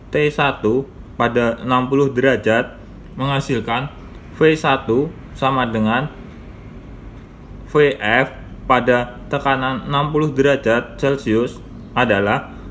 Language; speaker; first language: Indonesian; native; Indonesian